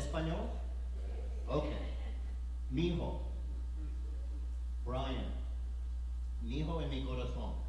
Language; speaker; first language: Spanish; non-native, learner; English